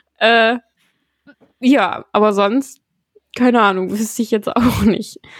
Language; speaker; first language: German; native; German